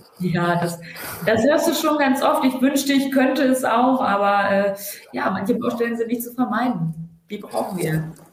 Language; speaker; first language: German; early bilingual, other home language; Turkish